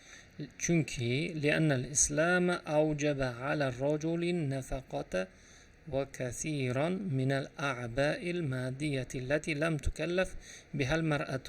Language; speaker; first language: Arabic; non-native, fluent; Uzbek